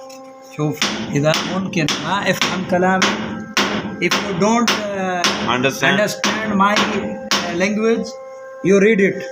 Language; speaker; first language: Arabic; non-native, learner; Punjabi